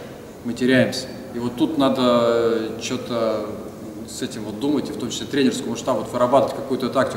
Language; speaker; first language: Russian; native; Russian